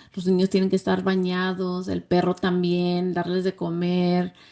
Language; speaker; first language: Spanish; early bilingual, heritage; Spanish